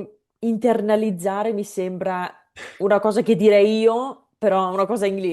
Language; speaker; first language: Italian; non-native, fluent; English